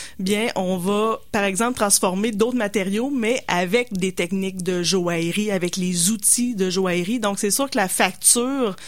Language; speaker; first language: French; native; French